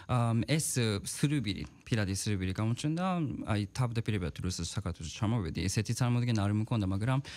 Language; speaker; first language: Georgian; non-native, fluent; Japanese